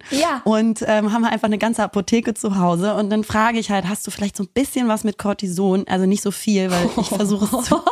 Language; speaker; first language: German; native; German